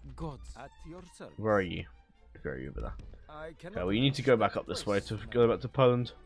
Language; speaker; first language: English; native; English